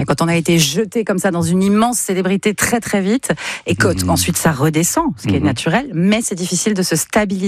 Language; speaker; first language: French; native; French